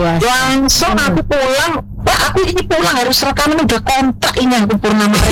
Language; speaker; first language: Indonesian; non-native, local second language; Javanese